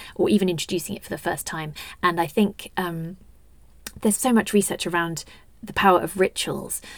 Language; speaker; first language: English; native; English